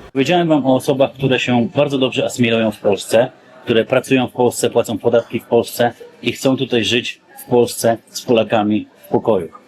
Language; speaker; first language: Polish; native; Polish